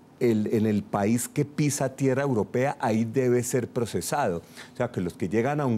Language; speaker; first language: Spanish; native; Spanish